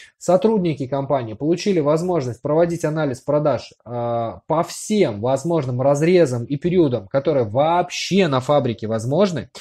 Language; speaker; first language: Russian; native; Russian